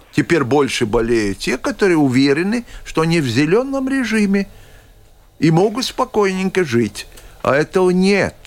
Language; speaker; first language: Russian; non-native, local second language; Latvian